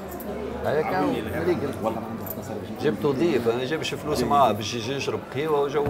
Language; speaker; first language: Arabic; native; Arabic